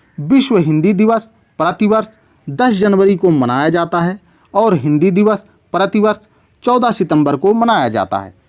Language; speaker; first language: Hindi; native; Hindi